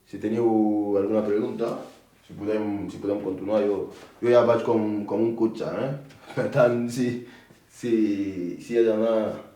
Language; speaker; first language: Catalan; non-native, fluent; Akan